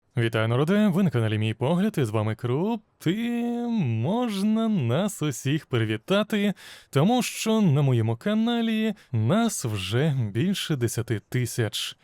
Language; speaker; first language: Ukrainian; non-native, local second language; Russian